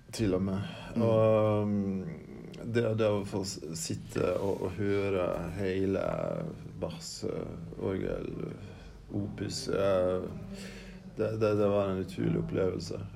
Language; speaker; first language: Norwegian; native; Norwegian